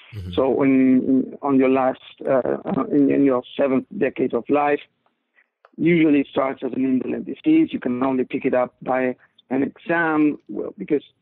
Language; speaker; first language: English; non-native, fluent; Spanish